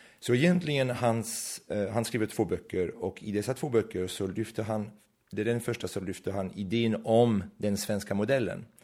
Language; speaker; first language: Swedish; non-native, fluent; French